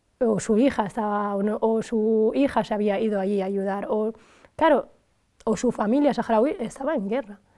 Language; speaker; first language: Spanish; early bilingual, other home language; Arabic